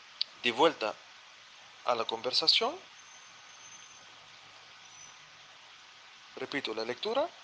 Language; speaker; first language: Spanish; non-native, fluent; Arabic